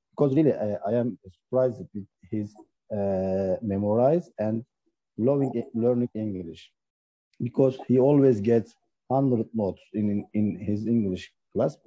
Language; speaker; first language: English; non-native, learner; Turkish